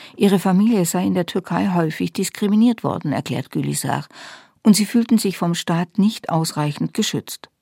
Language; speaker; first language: German; native; German